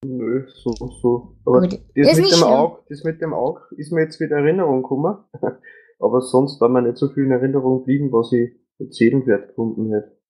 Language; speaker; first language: German; native; German